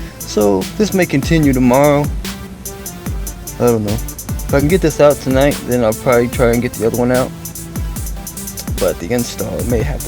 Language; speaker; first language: English; native; English